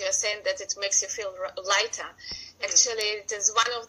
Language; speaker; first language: English; non-native, fluent; Russian